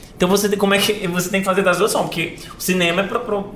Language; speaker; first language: Portuguese; native; Portuguese